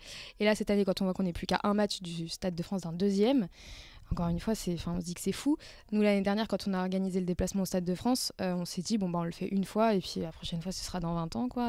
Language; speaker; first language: French; native; French